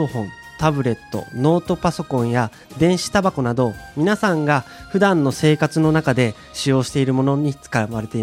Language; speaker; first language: Japanese; native; Japanese